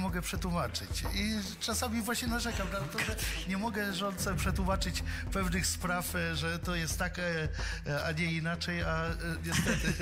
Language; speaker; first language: Polish; native; Polish